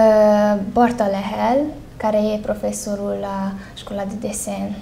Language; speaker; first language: Romanian; non-native, local second language; Hungarian